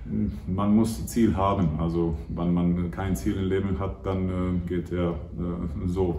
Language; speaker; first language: German; non-native, fluent; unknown